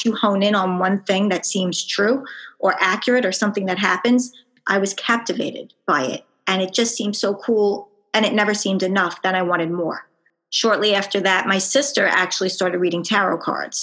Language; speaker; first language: English; native; English